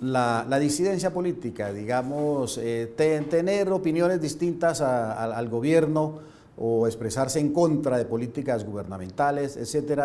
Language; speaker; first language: Spanish; native; Spanish